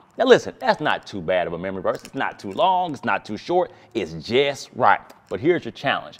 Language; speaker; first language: English; native; English